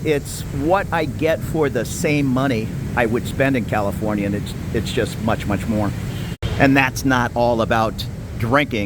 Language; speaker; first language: English; native; English